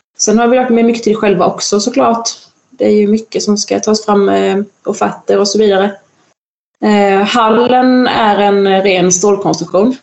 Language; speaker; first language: Swedish; native; Swedish